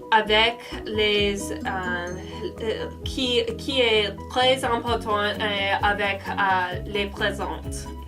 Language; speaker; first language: French; non-native, learner; English